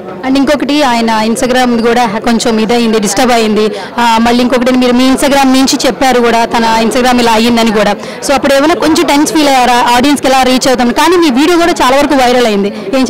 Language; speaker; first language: Telugu; native; Telugu